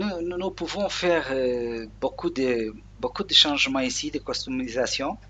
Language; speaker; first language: French; non-native, learner; Portuguese